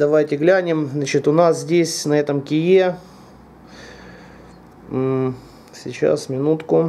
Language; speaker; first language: Russian; native; Russian